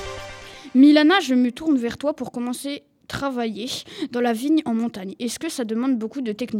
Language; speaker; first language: French; native; French